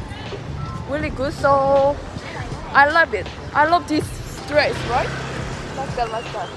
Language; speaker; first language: English; non-native, learner; Korean